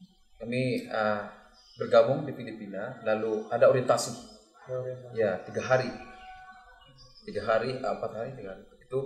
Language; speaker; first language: Indonesian; non-native, learner; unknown